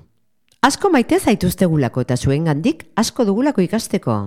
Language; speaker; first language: Basque; native; Basque